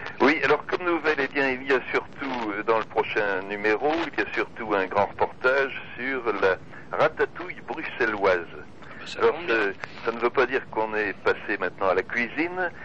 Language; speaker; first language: French; non-native, local second language; Dutch